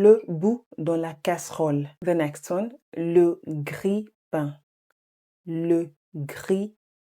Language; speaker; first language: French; non-native, fluent; English